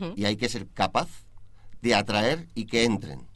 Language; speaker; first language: Spanish; native; Spanish